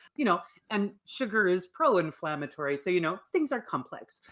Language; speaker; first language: English; native; English